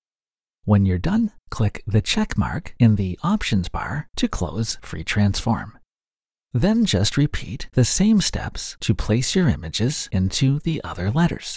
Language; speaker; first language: English; native; English